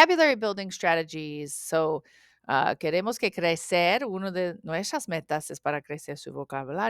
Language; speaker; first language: Spanish; non-native, learner; English